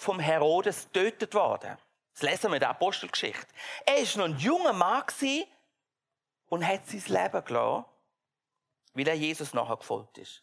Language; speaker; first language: German; native; German